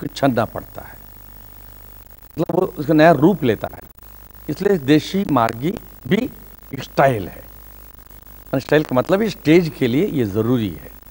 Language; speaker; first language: Hindi; non-native, local second language; Kannada